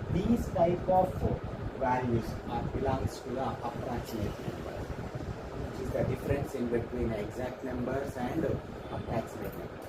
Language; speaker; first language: English; non-native, local second language; Telugu